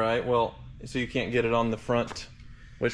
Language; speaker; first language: English; native; English